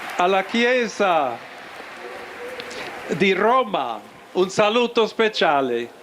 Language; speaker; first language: Italian; non-native, fluent; English